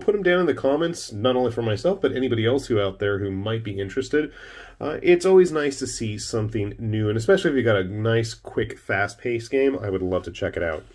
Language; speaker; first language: English; native; English